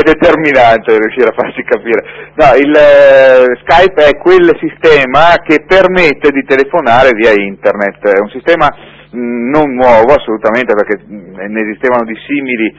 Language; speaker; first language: Italian; native; Italian